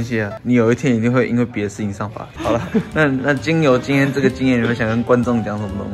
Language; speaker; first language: Chinese; native; Chinese